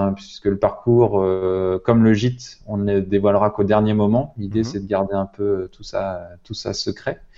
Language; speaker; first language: French; native; French